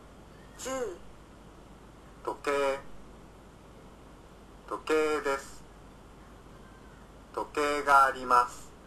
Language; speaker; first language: Japanese; non-native, learner; Indonesian